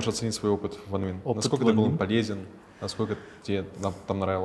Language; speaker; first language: Russian; native; Russian